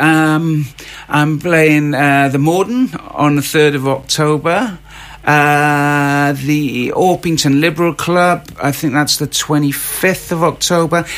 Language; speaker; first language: English; native; English